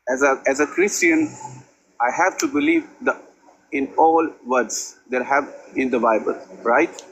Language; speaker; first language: English; non-native, learner; Amharic